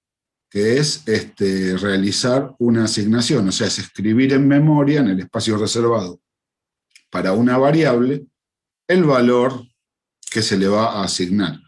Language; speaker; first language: Spanish; native; Spanish